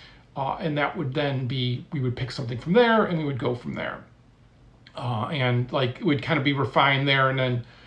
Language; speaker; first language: English; native; English